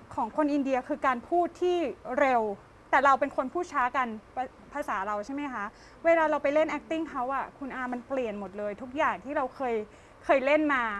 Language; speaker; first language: Thai; native; Thai